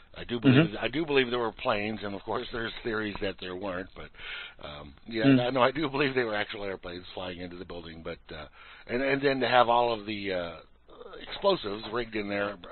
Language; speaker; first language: English; native; English